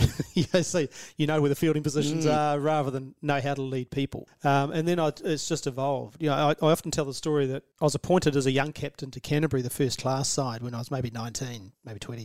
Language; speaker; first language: English; native; English